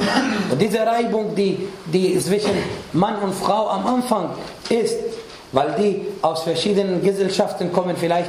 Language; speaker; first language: German; non-native, fluent; Arabic